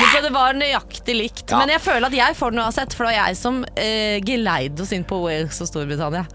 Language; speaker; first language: Norwegian; native; Norwegian